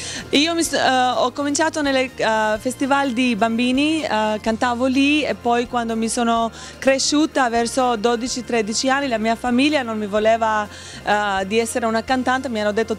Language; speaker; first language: Italian; non-native, learner; Albanian